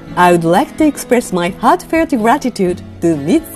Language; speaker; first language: English; non-native, fluent; Japanese